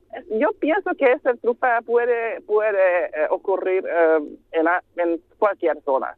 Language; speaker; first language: Spanish; non-native, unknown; Hungarian